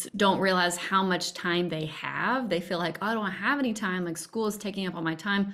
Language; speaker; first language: English; native; English